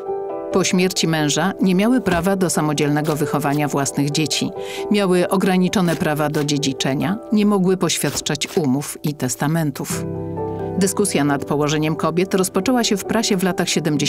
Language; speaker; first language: Polish; native; Polish